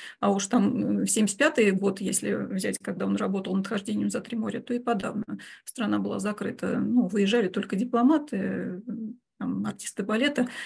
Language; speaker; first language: Russian; native; Russian